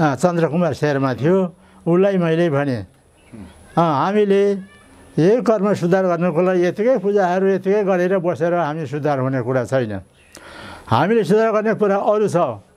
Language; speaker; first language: Nepali; non-native, local second language; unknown